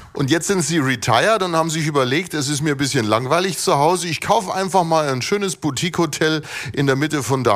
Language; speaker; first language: German; native; German